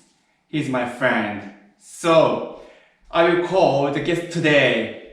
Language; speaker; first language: English; non-native, learner; Japanese